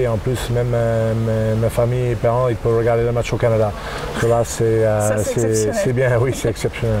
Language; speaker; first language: French; non-native, learner; English